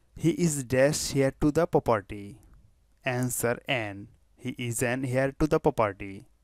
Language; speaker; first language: English; non-native, local second language; Bangla